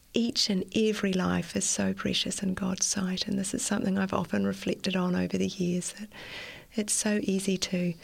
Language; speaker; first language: English; native; English